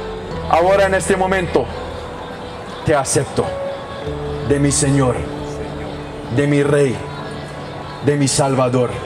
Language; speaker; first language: Spanish; non-native, learner; English